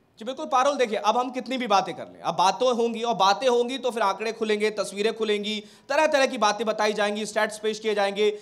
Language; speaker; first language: Hindi; native; Hindi